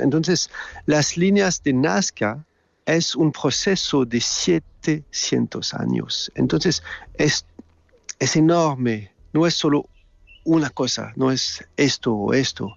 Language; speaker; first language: Spanish; non-native, learner; French